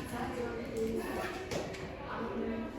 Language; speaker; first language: English; non-native, learner; Mongolian